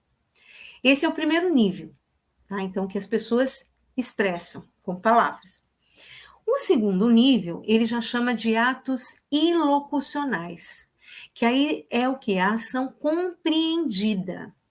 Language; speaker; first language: Portuguese; native; Portuguese